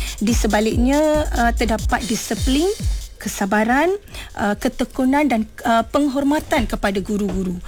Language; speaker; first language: Malay; non-native, local second language; Tamil